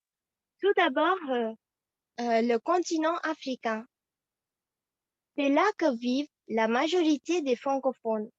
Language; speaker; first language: French; non-native, fluent; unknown